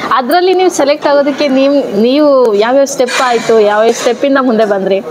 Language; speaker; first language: Kannada; native; Kannada